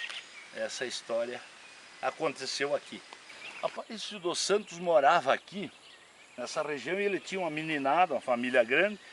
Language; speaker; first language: Portuguese; native; Portuguese